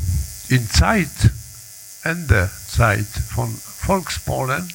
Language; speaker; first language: German; non-native, learner; Polish